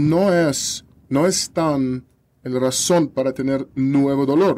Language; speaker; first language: Spanish; non-native, learner; Russian